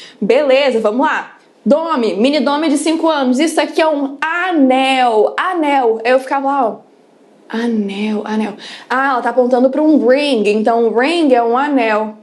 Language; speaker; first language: Portuguese; early bilingual, other home language; English